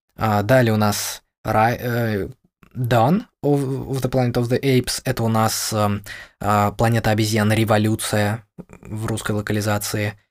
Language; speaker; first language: Russian; native; Russian